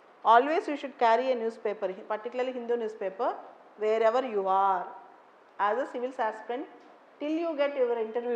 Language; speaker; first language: English; non-native, local second language; Telugu